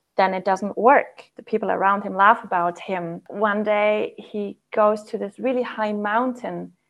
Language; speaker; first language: English; non-native, fluent; German